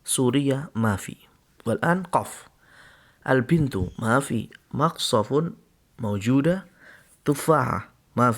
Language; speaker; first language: Arabic; non-native, fluent; Indonesian